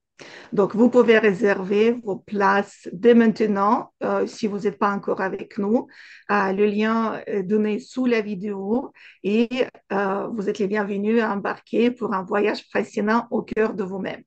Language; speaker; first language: French; non-native, fluent; Russian